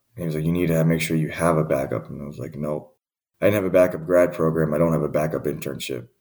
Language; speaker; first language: English; native; English